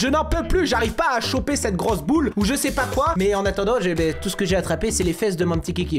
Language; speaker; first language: French; native; French